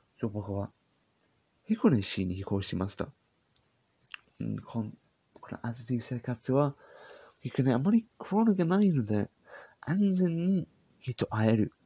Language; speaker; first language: Japanese; non-native, learner; English